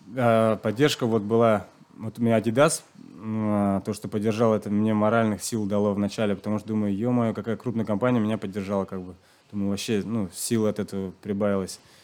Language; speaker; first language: Russian; non-native, local second language; Chuvash